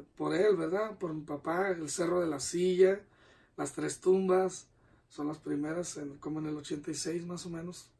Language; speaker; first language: Spanish; native; Spanish